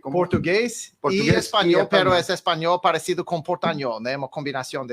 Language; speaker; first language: Spanish; non-native, learner; English